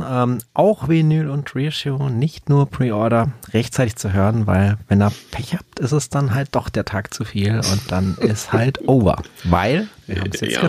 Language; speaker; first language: German; native; German